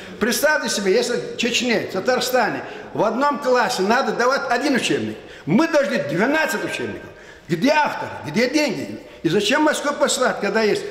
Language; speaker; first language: Russian; non-native, local second language; Lezghian